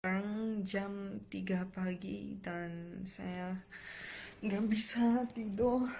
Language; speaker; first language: Indonesian; non-native, fluent; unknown